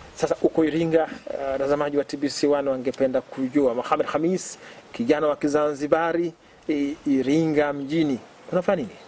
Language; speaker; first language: Swahili; native; Swahili